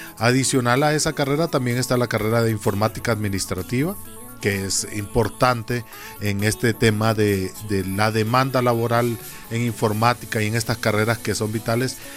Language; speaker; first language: Spanish; native; Spanish